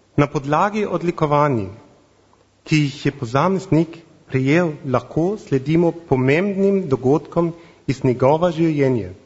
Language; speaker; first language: Slovenian; non-native, fluent; German